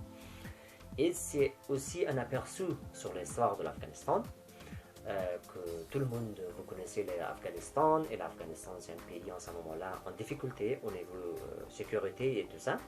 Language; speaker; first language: French; non-native, fluent; Persian